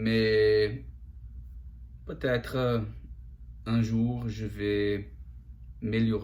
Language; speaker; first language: French; non-native, learner; English